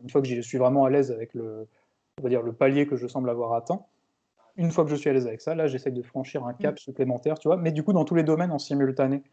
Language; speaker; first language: French; native; French